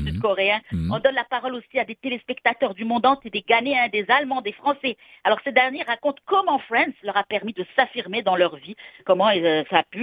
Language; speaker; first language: French; native; French